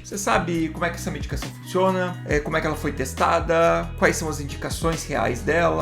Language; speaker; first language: Portuguese; native; Portuguese